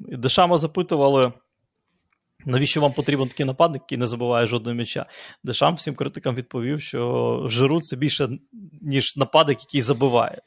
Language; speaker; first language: Ukrainian; native; Ukrainian